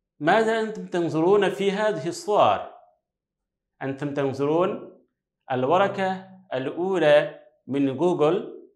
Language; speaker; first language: Arabic; non-native, fluent; Bangla